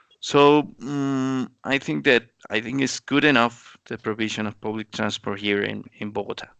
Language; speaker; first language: English; non-native, learner; Spanish